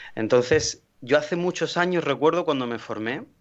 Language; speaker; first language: Spanish; native; Spanish